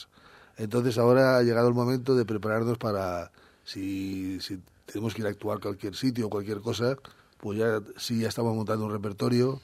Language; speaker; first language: Spanish; native; Spanish